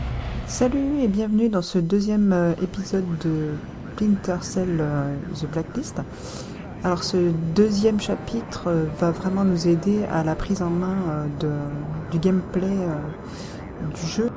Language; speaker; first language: French; native; French